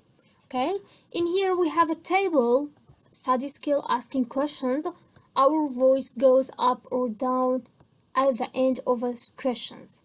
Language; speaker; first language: English; non-native, fluent; Central Kurdish